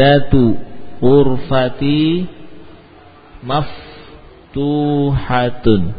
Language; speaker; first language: Arabic; non-native, learner; Indonesian